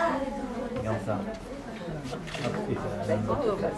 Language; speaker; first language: French; native; French